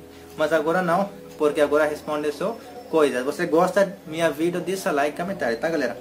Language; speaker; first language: Portuguese; non-native, learner; Hindi